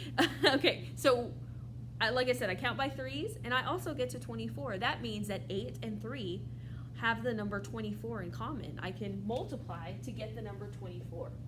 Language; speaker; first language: English; native; English